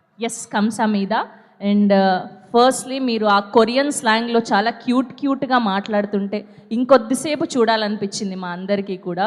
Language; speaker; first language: Telugu; native; Telugu